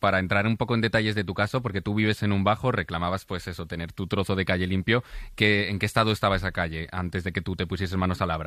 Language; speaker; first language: Spanish; native; Spanish